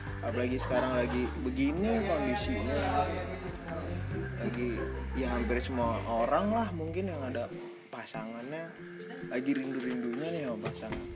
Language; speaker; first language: Indonesian; native; Indonesian